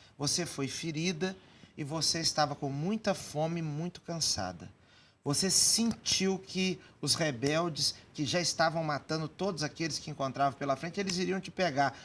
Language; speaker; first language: Portuguese; native; Portuguese